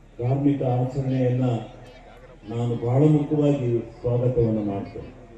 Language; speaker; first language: Kannada; native; Kannada